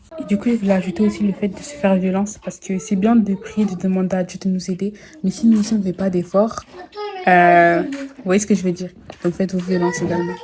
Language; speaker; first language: French; early bilingual, other home language; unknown